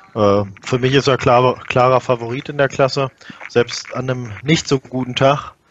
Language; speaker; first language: German; native; German